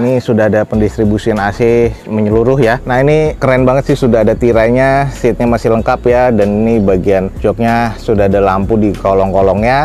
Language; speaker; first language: Indonesian; native; Indonesian